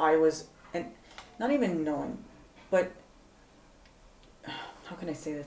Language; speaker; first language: English; native; English